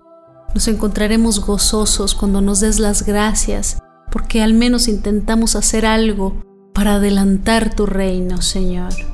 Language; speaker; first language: Spanish; native; Spanish